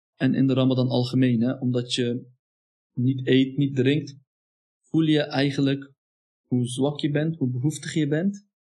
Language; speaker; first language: Dutch; early bilingual, other home language; Turkish